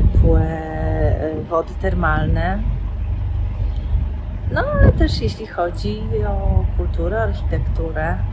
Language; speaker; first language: Polish; native; Polish